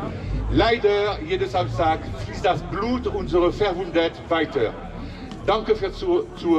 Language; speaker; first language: German; non-native, learner; French